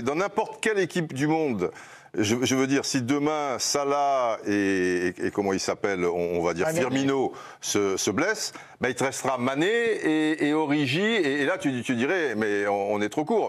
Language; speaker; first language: French; native; French